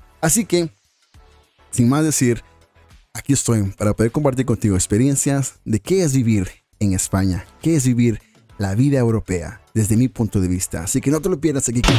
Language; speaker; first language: Spanish; early bilingual, heritage; Spanish